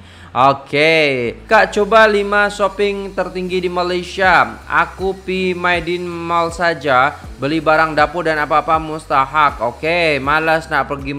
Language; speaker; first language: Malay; non-native, local second language; Javanese